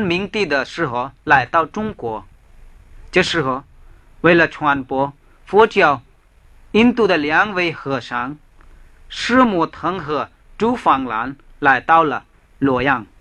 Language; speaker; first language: Chinese; non-native, fluent; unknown